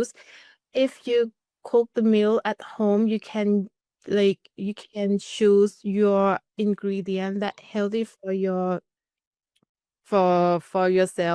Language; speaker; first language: English; non-native, learner; Thai